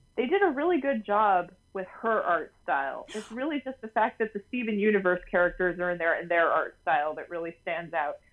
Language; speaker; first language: English; native; English